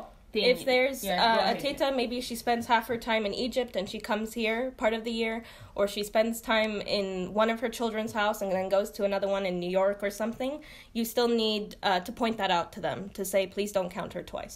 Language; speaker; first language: English; early bilingual, other home language; Arabic